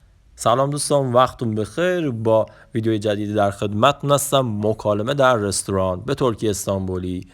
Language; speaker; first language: Persian; native; Persian